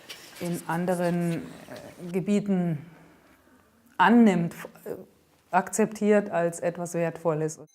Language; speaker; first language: German; native; German